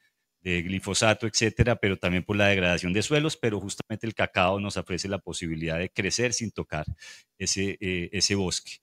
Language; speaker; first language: Spanish; native; Spanish